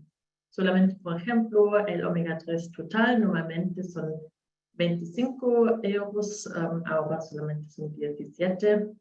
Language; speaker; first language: Spanish; non-native, learner; German